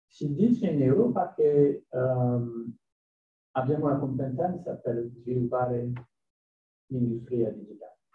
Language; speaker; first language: Italian; non-native, learner; French